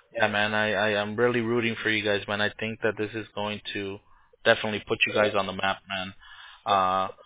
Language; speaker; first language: English; early bilingual, other home language; Spanish